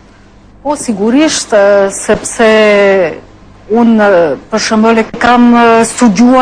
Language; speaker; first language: Albanian; non-native, fluent; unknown